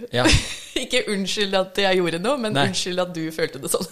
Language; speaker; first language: Norwegian; early bilingual, other home language; English